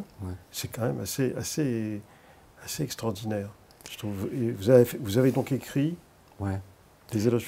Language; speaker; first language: French; native; French